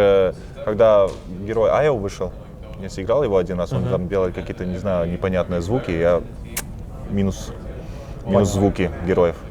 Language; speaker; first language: Russian; early bilingual, heritage; Russian